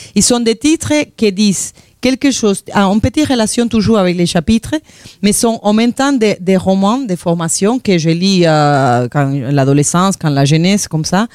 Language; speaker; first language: French; non-native, fluent; Spanish